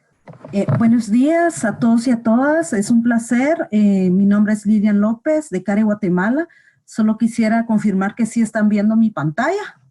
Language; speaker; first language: Spanish; native; Spanish